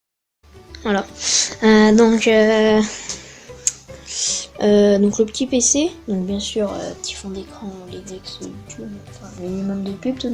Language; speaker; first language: French; native; French